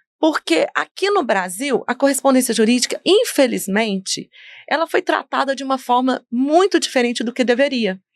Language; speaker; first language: Portuguese; native; Portuguese